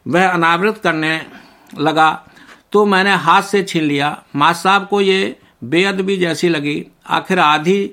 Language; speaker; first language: Hindi; native; Hindi